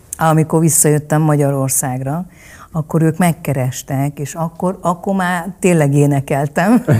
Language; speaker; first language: Hungarian; early bilingual, other home language; Vietnamese